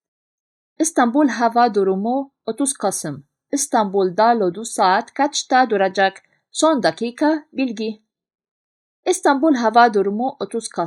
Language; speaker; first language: Turkish; non-native, fluent; Arabic